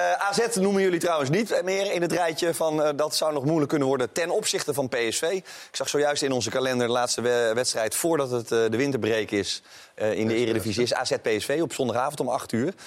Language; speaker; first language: Dutch; native; Dutch